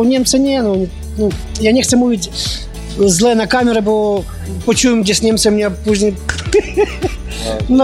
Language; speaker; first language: Polish; non-native, learner; Ukrainian